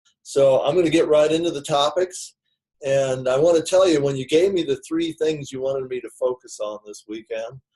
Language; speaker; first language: English; native; English